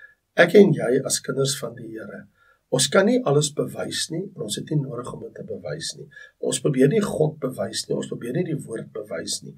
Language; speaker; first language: Afrikaans; native; Afrikaans